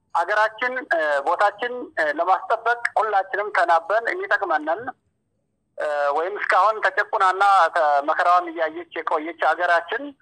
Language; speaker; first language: Amharic; native; Amharic